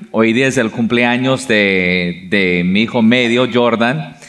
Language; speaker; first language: Spanish; non-native, fluent; English